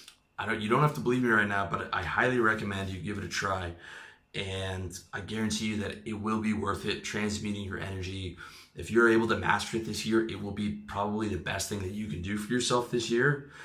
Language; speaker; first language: English; native; English